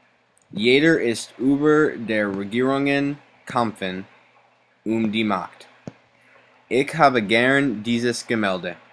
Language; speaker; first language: German; non-native, learner; English